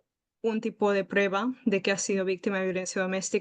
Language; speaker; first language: Spanish; native; Spanish